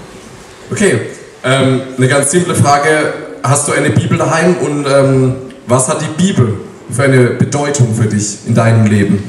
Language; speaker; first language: German; native; German